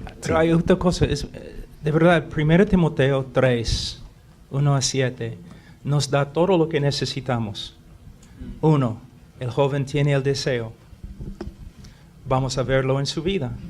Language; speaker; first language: Spanish; non-native, fluent; English